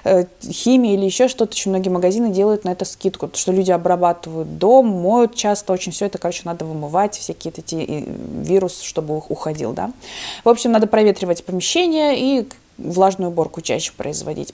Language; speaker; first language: Russian; native; Russian